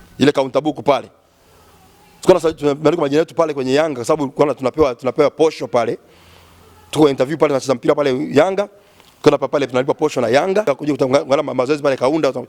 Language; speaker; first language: Swahili; native; Swahili